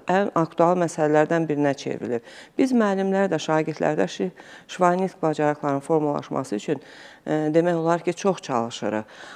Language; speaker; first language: Azerbaijani; native; Azerbaijani